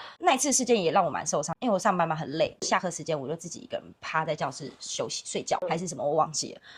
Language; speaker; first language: Chinese; native; Chinese